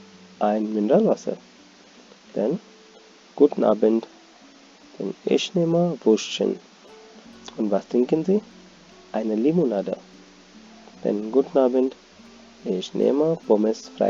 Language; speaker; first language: German; non-native, fluent; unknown